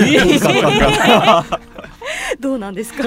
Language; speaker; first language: Japanese; native; Japanese